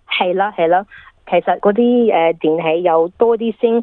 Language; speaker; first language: Cantonese; early bilingual, heritage; English